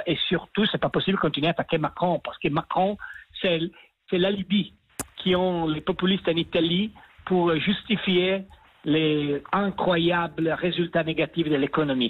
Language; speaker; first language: French; non-native, fluent; Italian